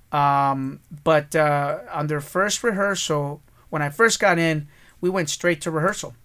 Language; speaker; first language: English; early bilingual, other home language; Spanish